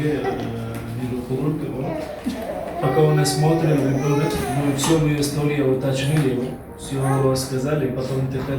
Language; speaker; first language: Russian; non-native, learner; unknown